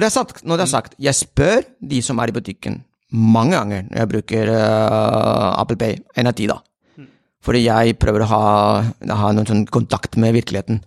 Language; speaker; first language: Norwegian; non-native, fluent; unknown